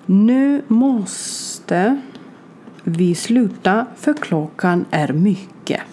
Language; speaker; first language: Swedish; non-native, learner; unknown